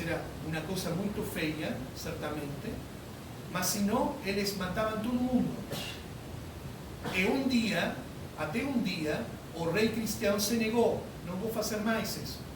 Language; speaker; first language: Spanish; non-native, learner; Portuguese